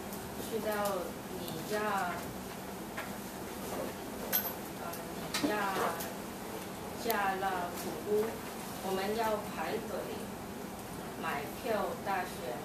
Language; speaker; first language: Chinese; non-native, learner; English